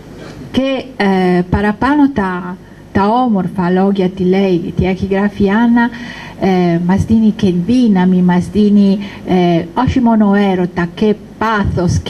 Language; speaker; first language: Greek; non-native, learner; Italian